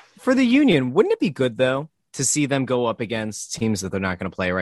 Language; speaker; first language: English; native; English